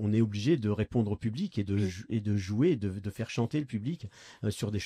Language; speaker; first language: French; native; French